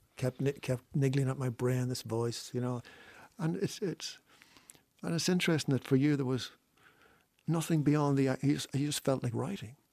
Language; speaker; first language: English; native; English